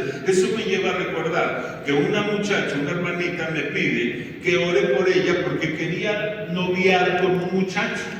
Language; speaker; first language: Spanish; native; Spanish